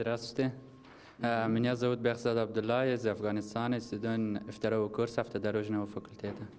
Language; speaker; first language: Russian; non-native, fluent; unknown